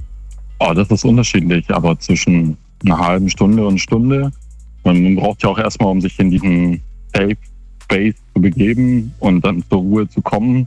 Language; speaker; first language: German; native; German